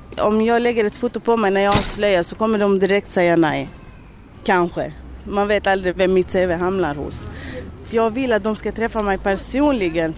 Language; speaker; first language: Swedish; early bilingual, other home language; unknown